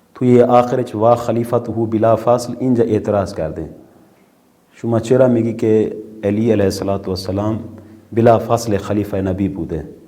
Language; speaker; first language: Persian; non-native, fluent; Urdu